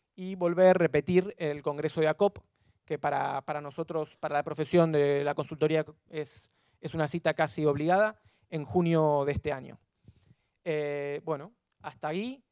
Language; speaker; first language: Spanish; native; Spanish